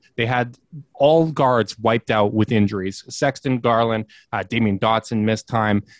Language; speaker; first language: English; native; English